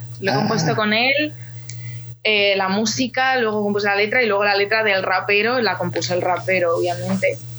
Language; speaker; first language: Spanish; early bilingual, other home language; Ukrainian